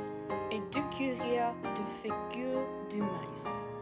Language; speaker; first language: French; non-native, learner; English